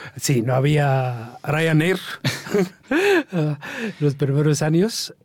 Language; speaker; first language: Spanish; non-native, fluent; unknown